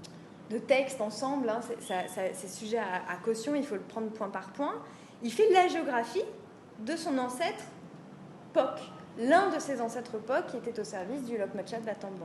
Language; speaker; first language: French; native; French